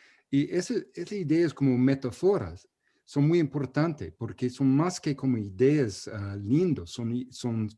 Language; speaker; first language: Spanish; non-native, fluent; English